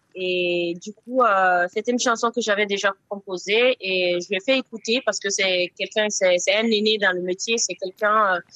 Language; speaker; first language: French; non-native, local second language; Mossi